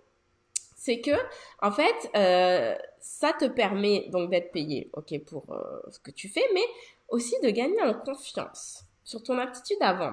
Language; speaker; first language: French; native; French